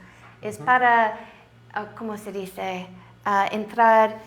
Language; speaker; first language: Spanish; non-native, learner; English